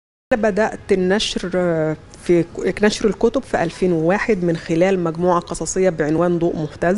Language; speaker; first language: Arabic; native; Arabic